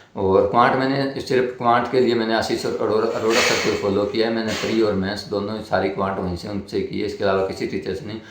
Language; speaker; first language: Hindi; native; Hindi